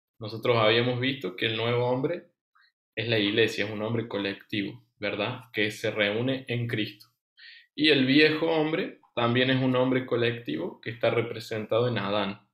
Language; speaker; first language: Spanish; native; Spanish